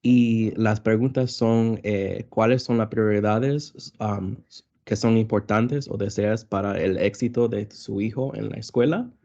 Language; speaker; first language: Spanish; early bilingual, other home language; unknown